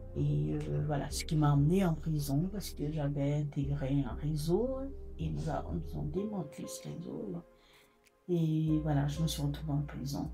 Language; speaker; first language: French; native; French